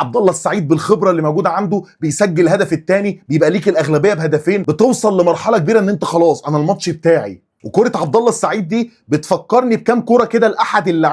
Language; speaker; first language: Arabic; native; Arabic